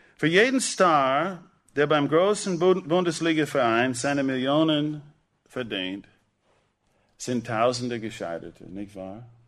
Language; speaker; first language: German; non-native, fluent; English